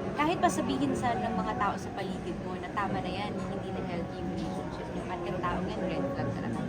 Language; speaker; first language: Filipino; native; Filipino